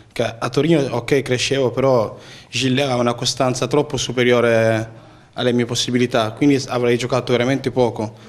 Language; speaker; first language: Italian; native; Italian